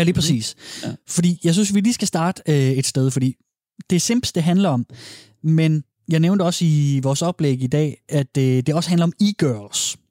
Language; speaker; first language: Danish; native; Danish